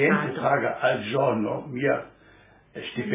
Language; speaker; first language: Italian; non-native, learner; German